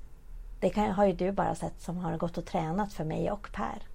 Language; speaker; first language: Swedish; native; Swedish